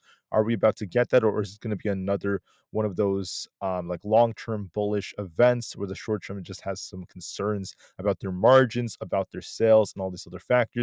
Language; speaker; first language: English; native; English